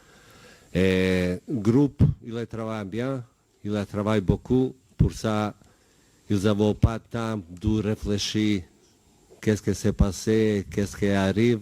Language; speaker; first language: French; non-native, learner; Bosnian